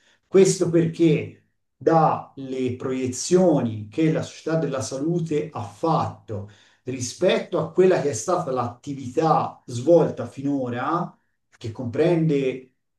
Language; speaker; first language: Italian; native; Italian